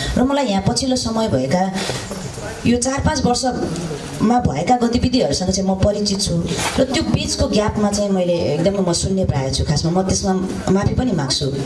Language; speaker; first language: Nepali; native; Nepali